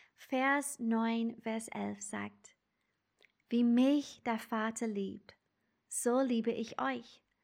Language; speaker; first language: German; non-native, fluent; English